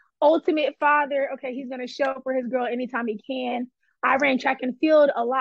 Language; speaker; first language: English; native; English